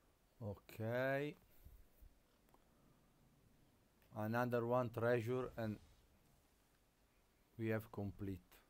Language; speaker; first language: English; non-native, learner; Italian